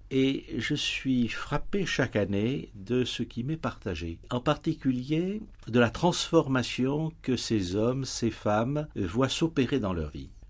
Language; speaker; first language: French; native; French